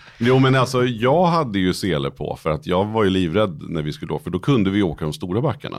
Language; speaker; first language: Swedish; native; Swedish